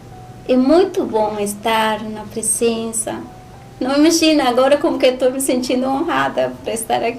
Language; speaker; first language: Portuguese; non-native, learner; Spanish